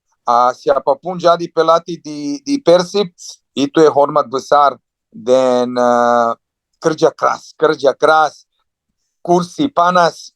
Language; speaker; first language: Indonesian; non-native, fluent; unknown